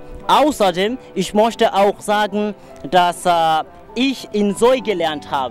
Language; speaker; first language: German; non-native, fluent; Swahili